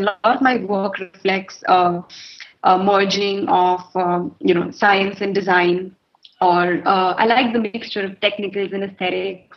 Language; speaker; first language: English; non-native, local second language; Hindi